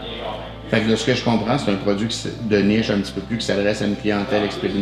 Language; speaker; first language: French; native; French